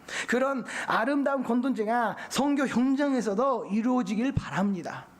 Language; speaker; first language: Korean; non-native, fluent; Japanese